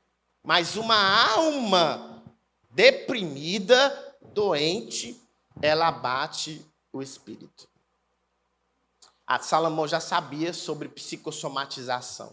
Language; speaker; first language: Portuguese; native; Portuguese